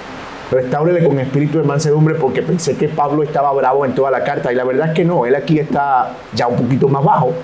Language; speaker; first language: Spanish; native; Spanish